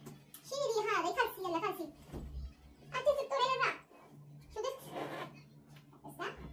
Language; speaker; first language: Arabic; non-native, learner; Oromo